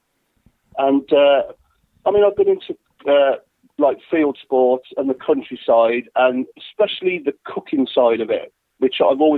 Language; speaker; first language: English; native; English